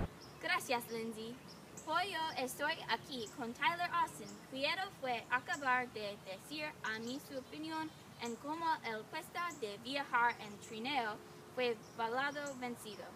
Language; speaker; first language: Spanish; non-native, learner; English